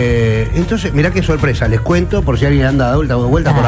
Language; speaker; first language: Spanish; native; Spanish